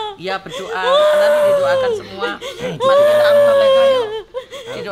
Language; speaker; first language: Indonesian; native; Indonesian